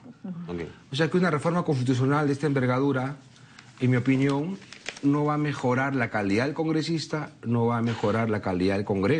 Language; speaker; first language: Spanish; native; Spanish